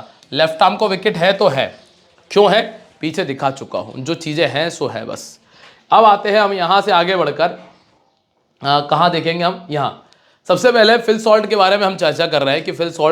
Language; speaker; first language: Hindi; native; Hindi